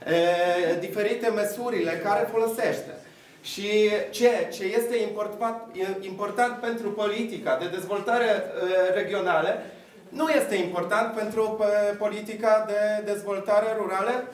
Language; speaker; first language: Romanian; non-native, fluent; Polish